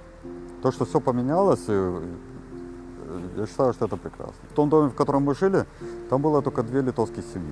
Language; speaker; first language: Russian; native; Russian